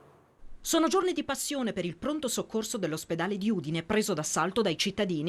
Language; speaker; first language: Italian; native; Italian